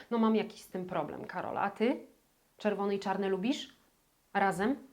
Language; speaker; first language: Polish; native; Polish